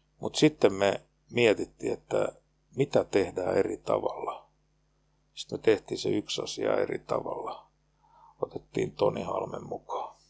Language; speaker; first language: Finnish; native; Finnish